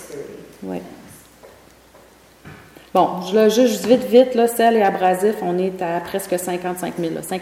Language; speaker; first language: French; native; French